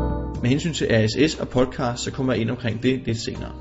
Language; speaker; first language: Danish; native; Danish